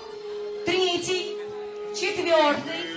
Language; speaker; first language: Russian; native; Russian